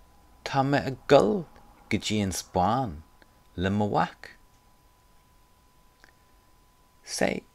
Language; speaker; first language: Irish; non-native, local second language; English